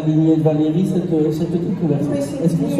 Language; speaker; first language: French; native; French